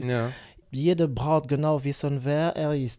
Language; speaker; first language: German; non-native, learner; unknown